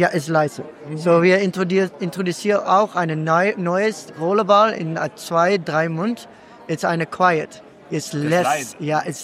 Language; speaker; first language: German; non-native, learner; Dutch